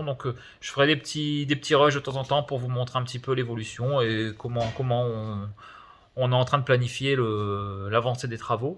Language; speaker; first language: French; native; French